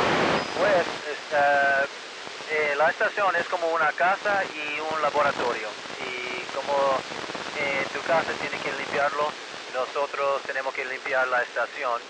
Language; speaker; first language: Spanish; early bilingual, heritage; Spanish